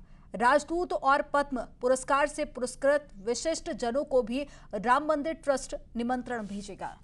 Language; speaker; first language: Hindi; native; Hindi